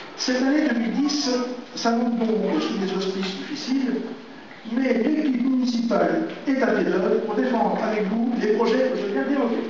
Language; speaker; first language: French; native; French